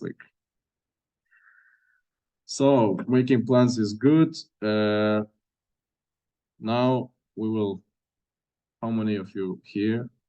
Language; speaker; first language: English; non-native, fluent; Russian